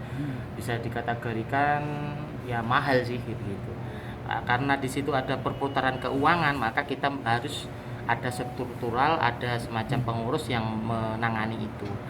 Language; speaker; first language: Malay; non-native, local second language; Javanese